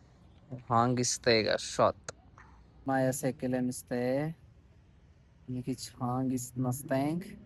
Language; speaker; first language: Armenian; non-native, learner; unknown